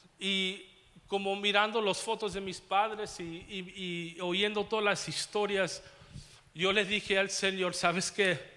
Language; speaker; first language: Spanish; early bilingual, heritage; Spanish